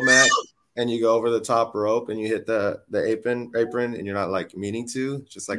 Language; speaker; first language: English; native; English